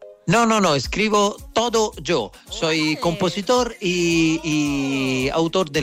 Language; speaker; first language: Spanish; non-native, learner; Italian